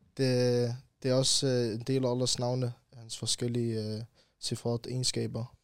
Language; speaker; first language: Danish; early bilingual, other home language; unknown